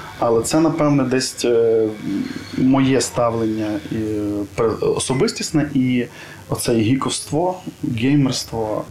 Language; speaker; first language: Ukrainian; native; Ukrainian